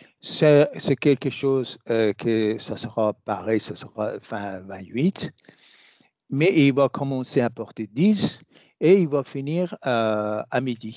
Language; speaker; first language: French; non-native, fluent; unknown